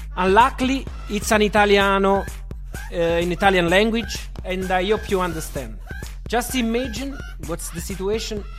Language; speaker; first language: English; non-native, fluent; Italian